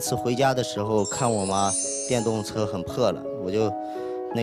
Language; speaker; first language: Chinese; native; Chinese